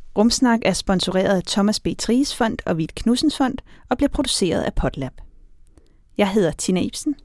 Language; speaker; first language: Danish; native; Danish